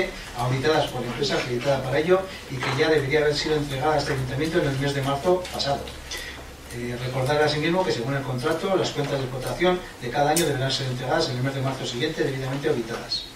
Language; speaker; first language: Spanish; native; Spanish